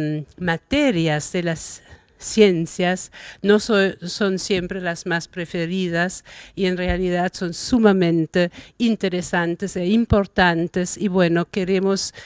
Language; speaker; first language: Spanish; non-native, fluent; German